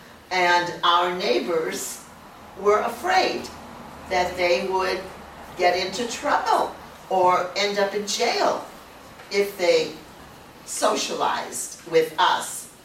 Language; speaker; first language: English; early bilingual, other home language; German